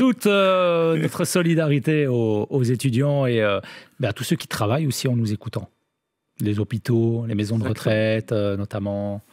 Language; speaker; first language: French; native; French